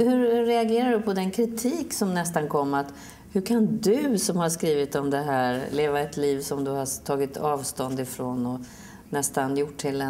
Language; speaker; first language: Swedish; native; Swedish